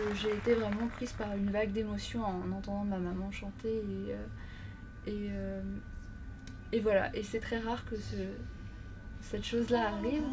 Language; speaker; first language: French; non-native, fluent; Persian